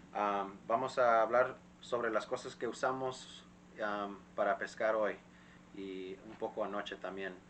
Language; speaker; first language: Spanish; early bilingual, heritage; Spanish